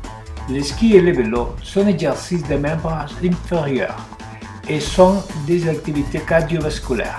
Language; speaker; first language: French; non-native, learner; Spanish